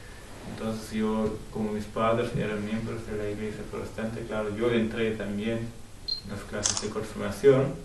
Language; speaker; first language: Spanish; non-native, fluent; German